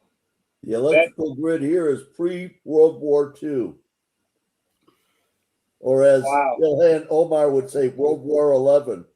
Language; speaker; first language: English; native; English